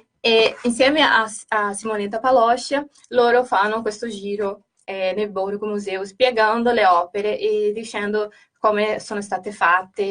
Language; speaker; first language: Italian; non-native, fluent; Portuguese